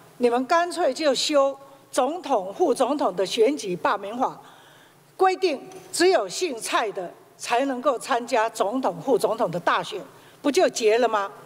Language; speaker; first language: Chinese; native; Chinese